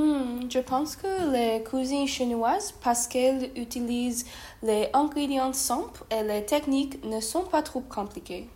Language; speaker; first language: French; non-native, fluent; Chinese